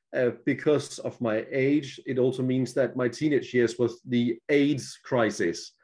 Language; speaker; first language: English; non-native, fluent; Danish